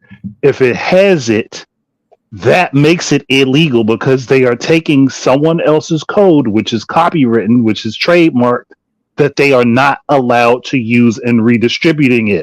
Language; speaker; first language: English; native; English